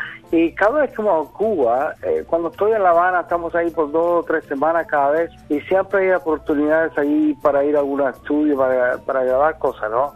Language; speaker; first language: Spanish; native; Spanish